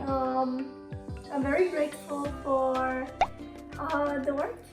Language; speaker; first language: English; non-native, fluent; Norwegian